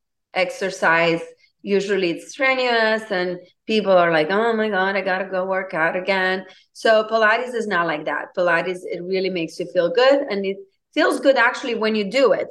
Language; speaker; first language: English; non-native, fluent; Romanian